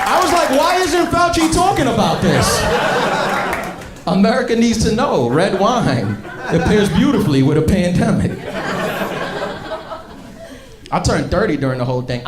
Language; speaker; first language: English; native; English